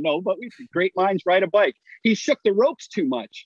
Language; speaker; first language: English; native; English